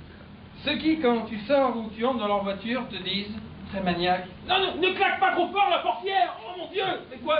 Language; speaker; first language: French; native; French